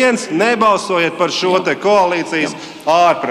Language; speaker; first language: Latvian; native; Latvian